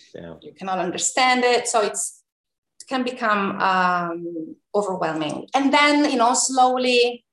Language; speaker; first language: English; non-native, fluent; Italian